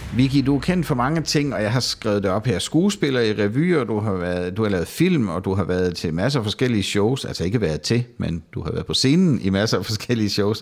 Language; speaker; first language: Danish; native; Danish